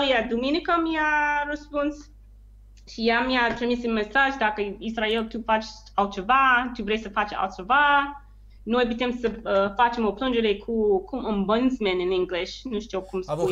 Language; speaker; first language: Romanian; non-native, learner; English